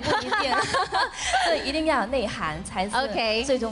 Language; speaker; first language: Chinese; non-native, local second language; Cantonese